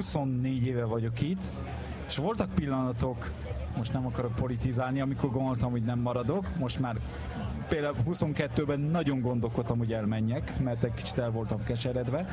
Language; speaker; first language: Hungarian; early bilingual, heritage; French